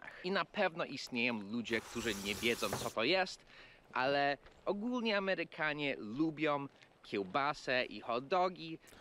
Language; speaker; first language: Polish; non-native, fluent; English